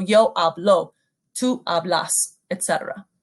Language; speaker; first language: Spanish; non-native, fluent; English